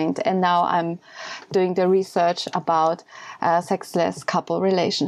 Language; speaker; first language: English; non-native, fluent; German